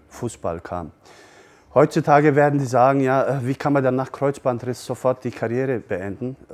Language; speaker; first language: German; early bilingual, other home language; Turkish